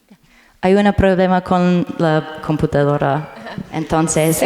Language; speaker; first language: Spanish; non-native, learner; English